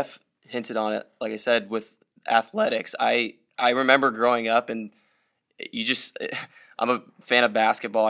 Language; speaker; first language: English; native; English